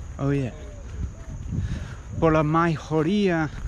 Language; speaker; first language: Spanish; non-native, learner; English